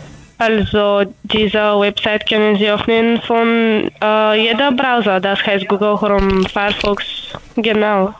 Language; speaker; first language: German; non-native, learner; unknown